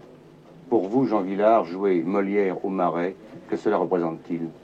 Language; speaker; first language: French; native; French